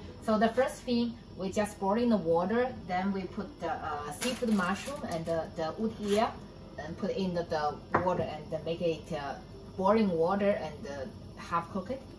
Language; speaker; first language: English; non-native, learner; Chinese